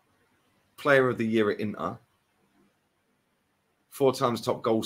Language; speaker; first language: English; native; English